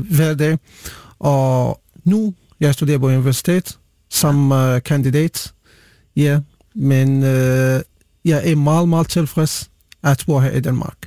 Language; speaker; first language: Danish; non-native, learner; Arabic